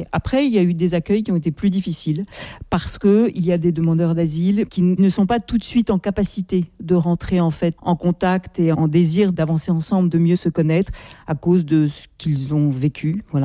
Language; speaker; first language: French; native; French